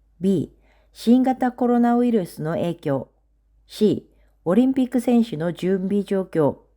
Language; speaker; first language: Japanese; non-native, fluent; Korean